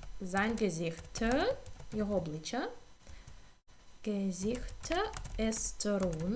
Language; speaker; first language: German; non-native, fluent; Ukrainian